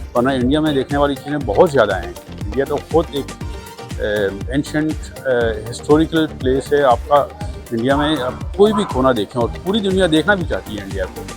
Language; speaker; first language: Hindi; non-native, fluent; Punjabi